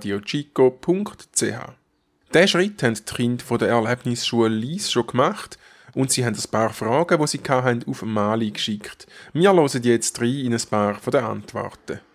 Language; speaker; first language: German; native; German